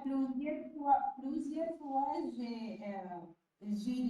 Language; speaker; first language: French; non-native, learner; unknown